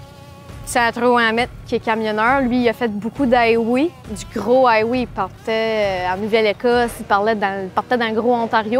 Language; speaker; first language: French; native; French